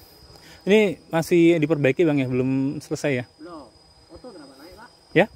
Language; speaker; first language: Indonesian; native; Indonesian